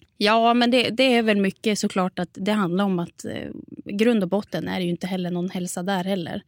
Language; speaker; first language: Swedish; native; Swedish